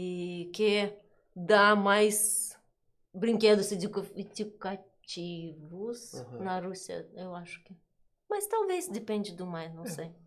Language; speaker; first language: Portuguese; non-native, learner; Russian